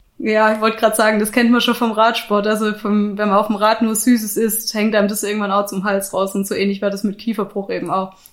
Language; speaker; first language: German; native; German